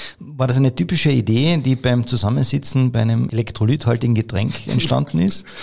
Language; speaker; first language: German; native; German